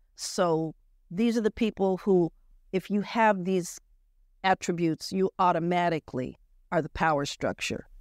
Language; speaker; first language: English; native; English